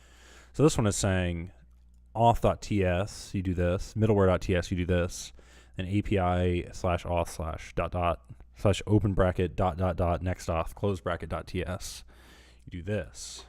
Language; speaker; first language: English; native; English